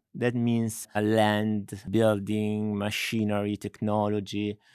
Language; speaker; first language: English; non-native, fluent; Italian